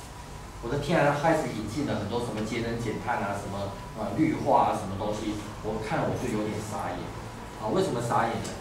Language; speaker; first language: Chinese; native; Chinese